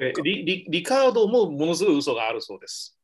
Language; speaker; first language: Japanese; native; Japanese